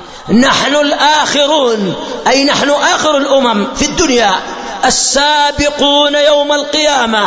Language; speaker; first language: Arabic; native; Arabic